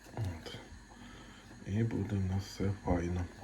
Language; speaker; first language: Ukrainian; native; Ukrainian